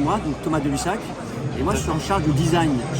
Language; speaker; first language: French; native; French